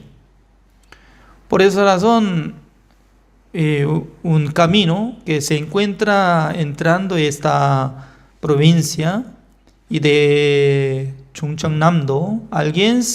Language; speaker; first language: Spanish; non-native, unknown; Korean